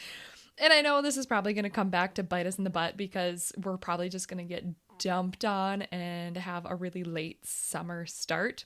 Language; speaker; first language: English; native; English